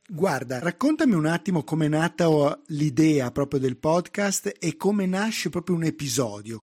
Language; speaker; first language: Italian; native; Italian